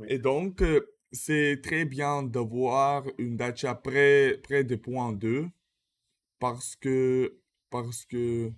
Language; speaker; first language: French; non-native, learner; Russian